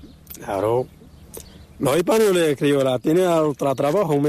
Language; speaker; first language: Spanish; non-native, learner; Arabic